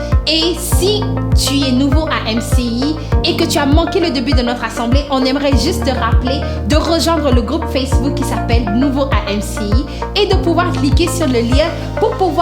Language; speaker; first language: French; native; French